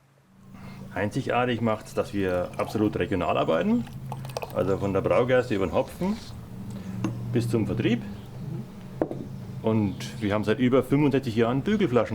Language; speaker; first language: German; native; German